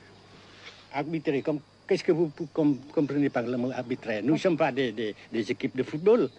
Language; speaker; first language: French; non-native, local second language; Vietnamese